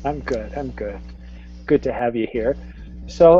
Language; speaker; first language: English; native; English